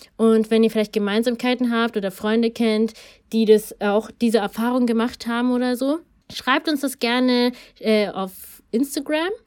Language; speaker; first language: German; early bilingual, other home language; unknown